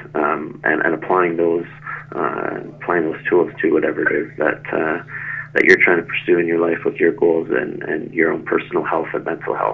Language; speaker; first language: English; native; English